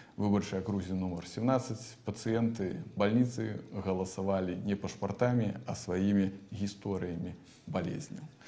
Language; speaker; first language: Belarusian; non-native, local second language; Russian